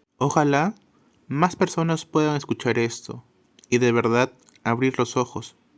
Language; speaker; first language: Spanish; native; Spanish